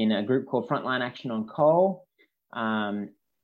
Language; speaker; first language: English; native; English